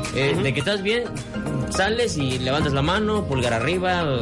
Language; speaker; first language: Spanish; non-native, fluent; Persian